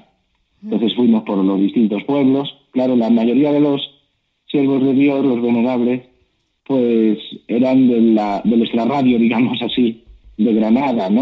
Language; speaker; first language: Spanish; native; Spanish